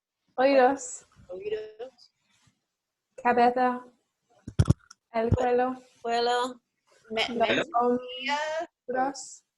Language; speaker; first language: Spanish; non-native, learner; English